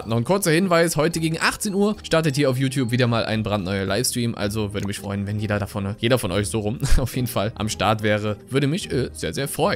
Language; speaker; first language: German; native; German